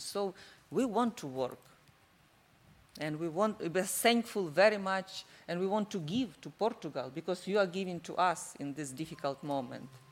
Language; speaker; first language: English; non-native, learner; Ukrainian